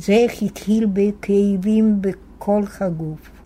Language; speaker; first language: Hebrew; non-native, fluent; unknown